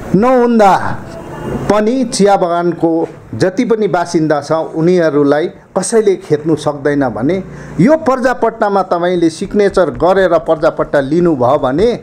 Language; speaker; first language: Nepali; native; Nepali